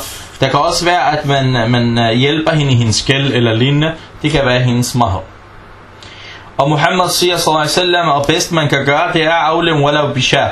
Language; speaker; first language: Danish; non-native, fluent; Arabic